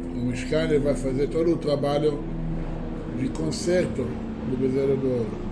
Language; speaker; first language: Portuguese; non-native, fluent; Hebrew